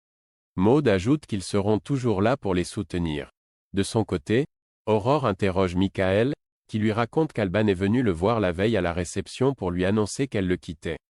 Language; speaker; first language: French; native; French